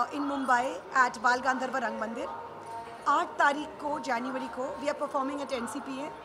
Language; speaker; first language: Hindi; native; Hindi